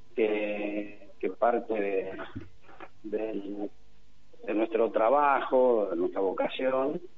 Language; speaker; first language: Spanish; native; Spanish